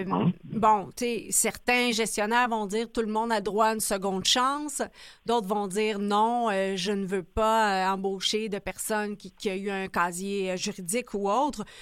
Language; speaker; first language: French; native; French